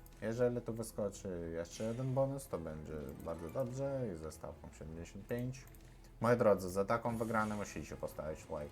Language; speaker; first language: Polish; non-native, learner; Russian